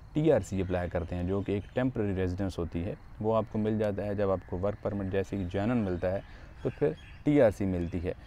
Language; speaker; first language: Urdu; non-native, local second language; Punjabi